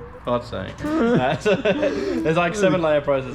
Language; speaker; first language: English; native; English